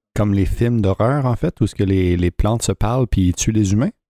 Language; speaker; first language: French; native; French